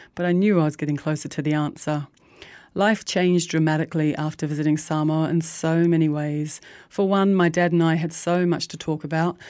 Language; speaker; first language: English; native; English